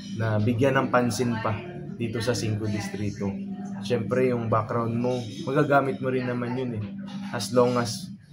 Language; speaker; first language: Filipino; native; Filipino